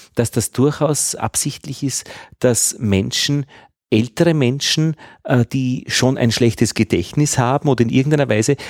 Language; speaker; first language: German; native; German